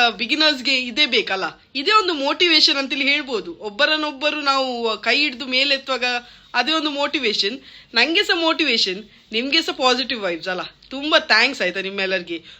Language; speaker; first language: Kannada; non-native, local second language; Tulu